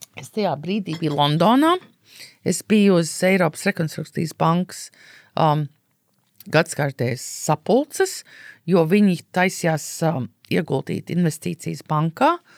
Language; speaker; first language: Latvian; early bilingual, heritage; Latvian